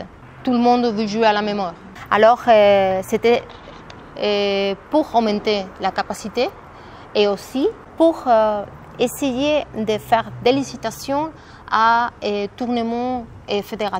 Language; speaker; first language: French; non-native, fluent; Spanish